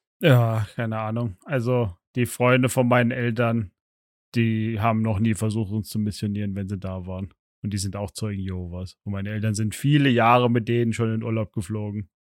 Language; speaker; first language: German; native; German